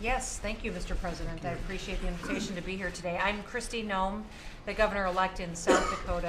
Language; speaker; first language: English; native; English